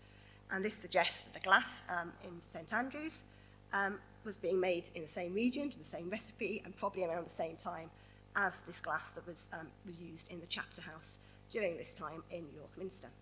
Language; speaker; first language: English; native; English